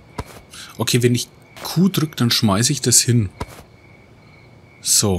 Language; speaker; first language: German; native; German